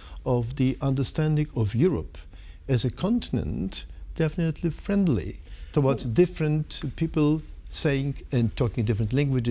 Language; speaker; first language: English; non-native, fluent; Polish